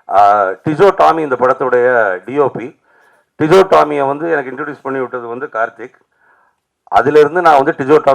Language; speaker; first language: Tamil; native; Tamil